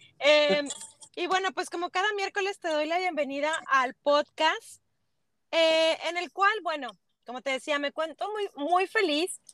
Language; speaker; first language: Spanish; native; Spanish